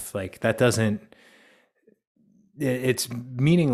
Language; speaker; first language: English; native; English